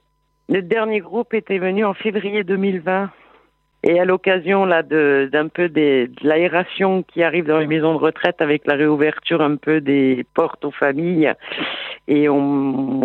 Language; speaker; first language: French; native; French